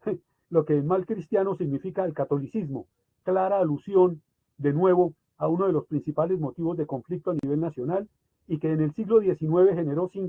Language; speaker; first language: Spanish; native; Spanish